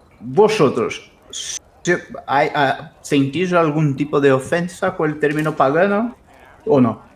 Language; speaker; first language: Spanish; non-native, fluent; Portuguese